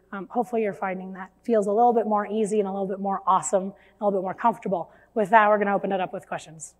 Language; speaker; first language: English; native; English